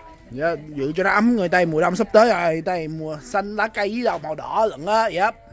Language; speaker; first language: Vietnamese; early bilingual, heritage; Vietnamese